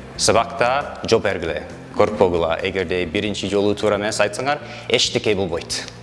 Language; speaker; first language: Kyrgyz; non-native, learner; English